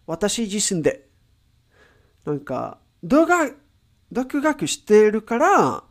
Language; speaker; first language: Japanese; non-native, learner; Spanish